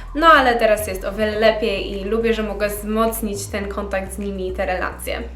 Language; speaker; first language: Polish; early bilingual, heritage; Polish